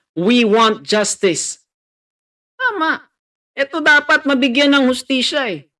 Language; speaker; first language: Filipino; native; Filipino